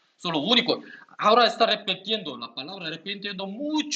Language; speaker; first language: Spanish; non-native, learner; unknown